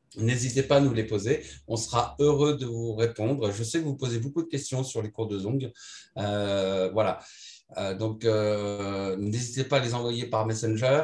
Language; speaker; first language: French; native; French